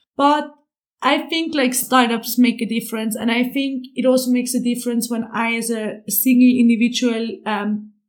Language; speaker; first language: English; non-native, fluent; German